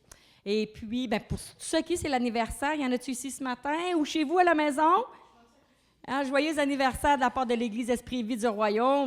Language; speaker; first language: French; native; French